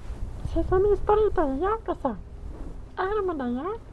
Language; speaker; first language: Japanese; non-native, learner; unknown